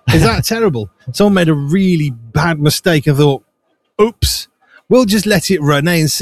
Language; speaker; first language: English; native; English